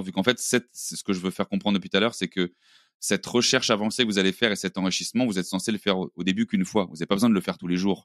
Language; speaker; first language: French; native; French